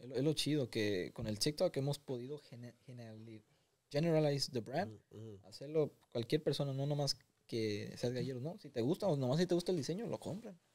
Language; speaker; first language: Spanish; early bilingual, heritage; Spanish